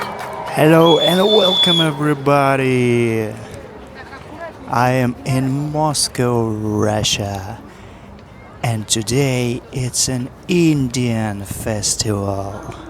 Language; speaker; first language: English; non-native, fluent; Russian